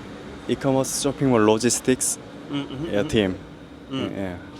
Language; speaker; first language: English; non-native, learner; Korean